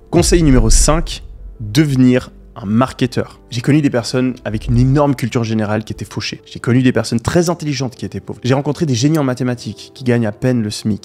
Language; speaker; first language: French; native; French